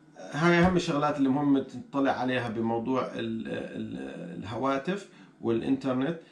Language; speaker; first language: Arabic; native; Arabic